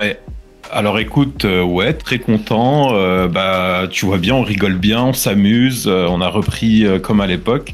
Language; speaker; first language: French; native; French